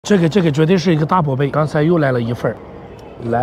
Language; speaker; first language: Chinese; non-native, fluent; Arabic